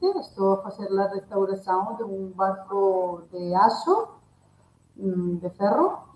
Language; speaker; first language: Portuguese; non-native, learner; Spanish